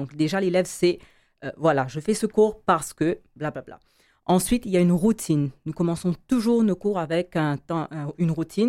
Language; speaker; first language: French; native; French